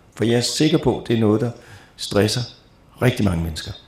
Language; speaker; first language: Danish; non-native, fluent; Romanian